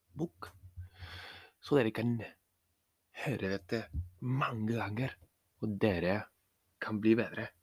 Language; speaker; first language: Norwegian; non-native, fluent; Spanish